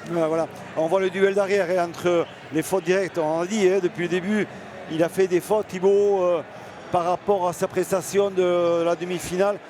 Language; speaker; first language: French; native; French